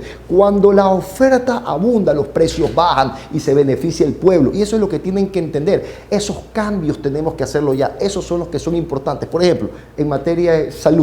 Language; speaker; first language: Spanish; native; Spanish